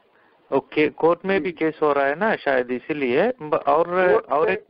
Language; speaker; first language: Hindi; non-native, local second language; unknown